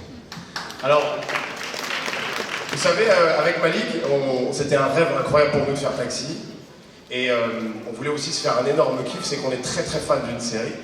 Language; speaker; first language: French; native; French